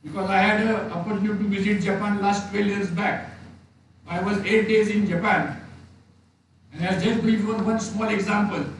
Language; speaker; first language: English; non-native, local second language; Marathi